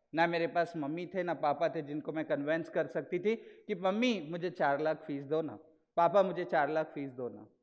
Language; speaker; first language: Hindi; non-native, local second language; Marathi